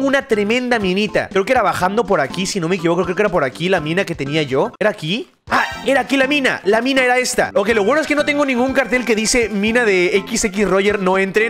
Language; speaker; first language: Spanish; native; Spanish